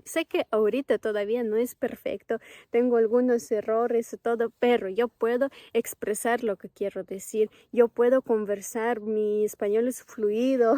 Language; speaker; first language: Spanish; non-native, fluent; Ukrainian